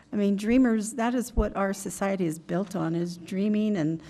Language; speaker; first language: English; native; English